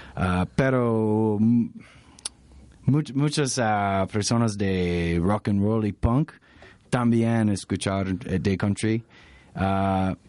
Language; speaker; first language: Spanish; non-native, learner; English